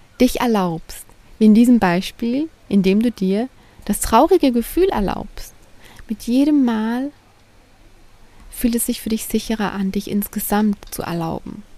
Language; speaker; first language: German; native; German